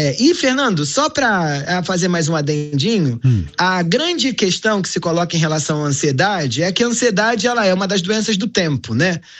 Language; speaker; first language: Portuguese; native; Portuguese